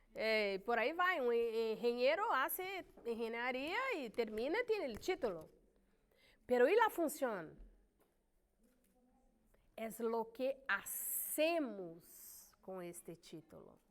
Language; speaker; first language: Spanish; non-native, learner; Portuguese